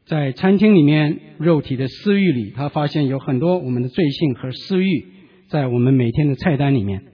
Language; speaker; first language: Chinese; native; Chinese